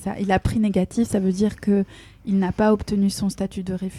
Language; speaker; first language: French; native; French